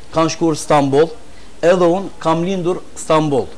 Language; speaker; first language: Albanian; early bilingual, heritage; Albanian